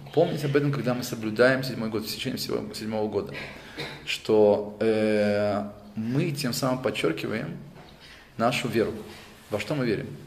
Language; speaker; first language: Russian; native; Russian